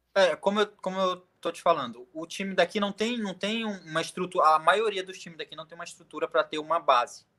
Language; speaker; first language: Portuguese; native; Portuguese